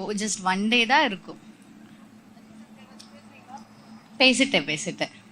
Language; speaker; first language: Tamil; non-native, learner; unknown